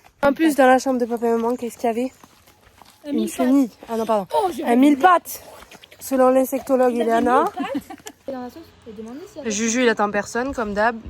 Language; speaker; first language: French; native; French